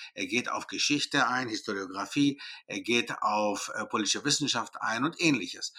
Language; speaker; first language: German; early bilingual, other home language; Greek